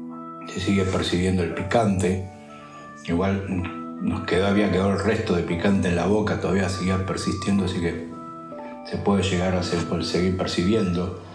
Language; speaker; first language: Spanish; native; Spanish